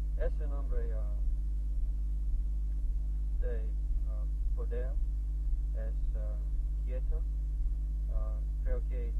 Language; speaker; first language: Spanish; non-native, learner; English